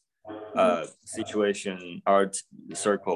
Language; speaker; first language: English; non-native, fluent; Chinese